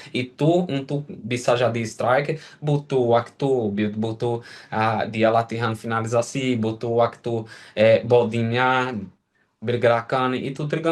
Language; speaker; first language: Indonesian; non-native, fluent; Portuguese